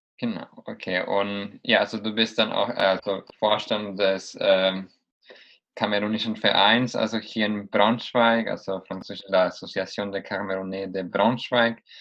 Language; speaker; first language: German; non-native, fluent; Spanish